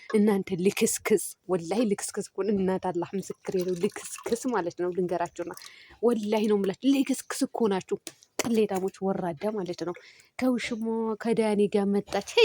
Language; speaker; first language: Amharic; non-native, local second language; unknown